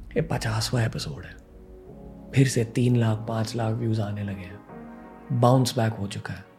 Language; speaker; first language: Hindi; non-native, local second language; English